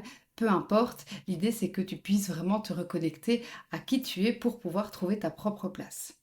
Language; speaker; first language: French; native; French